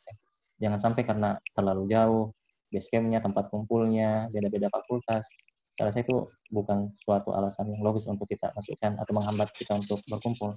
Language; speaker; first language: Indonesian; native; Indonesian